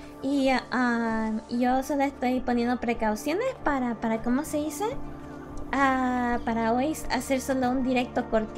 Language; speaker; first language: Spanish; non-native, learner; English